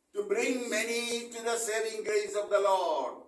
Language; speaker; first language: English; non-native, local second language; Malayalam